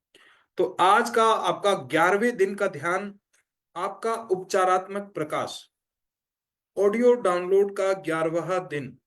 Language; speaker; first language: Hindi; native; Hindi